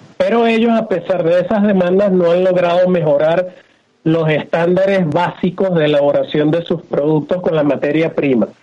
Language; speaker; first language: Spanish; native; Spanish